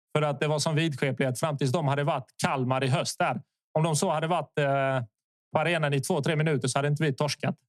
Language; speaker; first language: Swedish; early bilingual, other home language; Bosnian